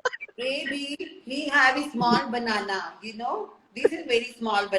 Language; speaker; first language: English; non-native, learner; Hindi